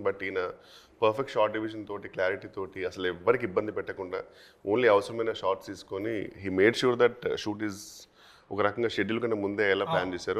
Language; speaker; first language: Telugu; native; Telugu